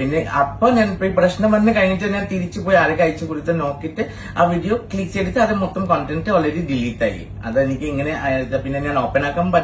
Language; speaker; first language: Malayalam; non-native, fluent; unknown